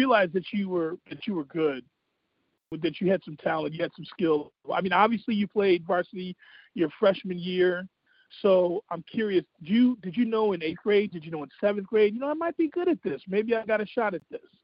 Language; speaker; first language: English; native; English